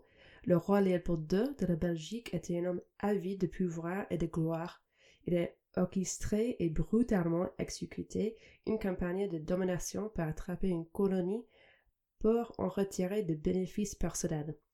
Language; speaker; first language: French; non-native, fluent; English